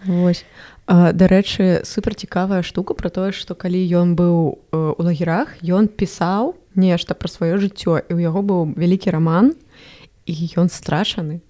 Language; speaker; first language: Belarusian; non-native, local second language; Russian